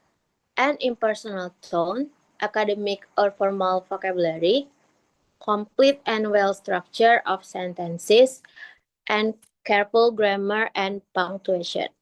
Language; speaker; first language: English; non-native, learner; Indonesian